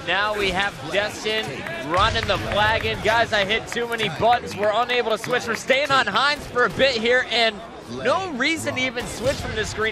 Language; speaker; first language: English; native; English